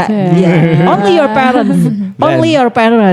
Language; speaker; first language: English; non-native, learner; Indonesian